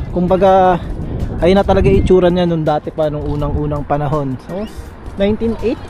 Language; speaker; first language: Filipino; native; Filipino